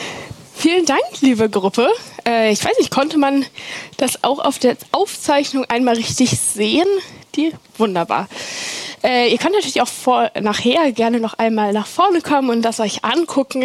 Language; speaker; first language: German; native; German